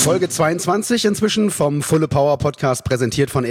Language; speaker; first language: German; native; German